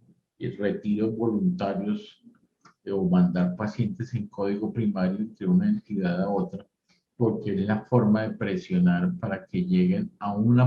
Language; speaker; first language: Spanish; native; Spanish